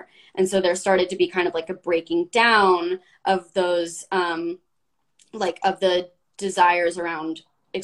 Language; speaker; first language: English; native; English